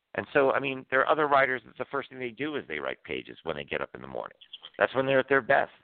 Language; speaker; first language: English; native; English